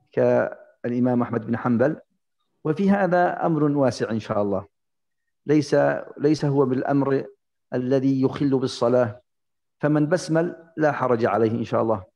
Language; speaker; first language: Arabic; native; Arabic